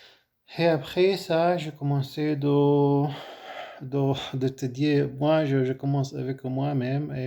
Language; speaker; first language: French; non-native, fluent; Arabic